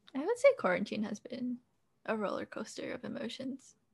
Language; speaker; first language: English; early bilingual, other home language; Korean